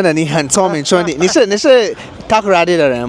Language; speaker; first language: Chinese; non-native, fluent; Akan